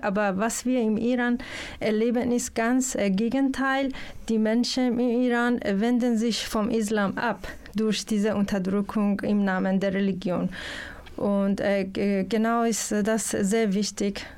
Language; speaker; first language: German; non-native, fluent; Persian